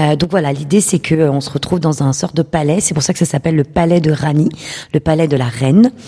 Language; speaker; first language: French; early bilingual, other home language; Urdu